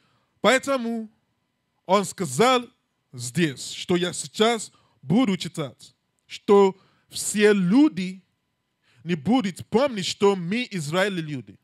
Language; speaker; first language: Russian; non-native, learner; English